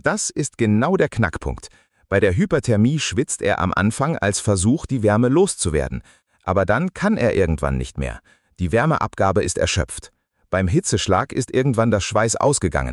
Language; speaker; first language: German; native; German